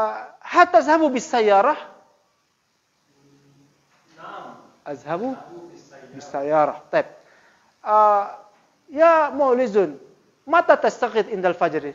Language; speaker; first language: Arabic; non-native, fluent; Indonesian